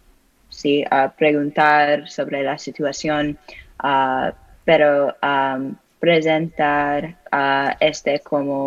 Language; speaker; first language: Spanish; non-native, learner; English